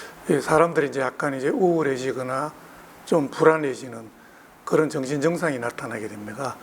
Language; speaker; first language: Korean; native; Korean